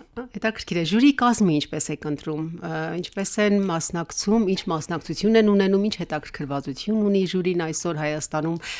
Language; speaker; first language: Armenian; native; Armenian